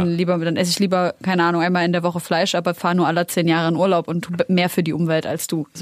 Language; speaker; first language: German; native; German